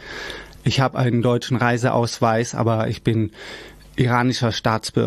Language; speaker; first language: German; early bilingual, other home language; Persian